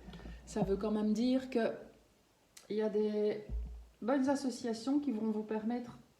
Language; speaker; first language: French; native; French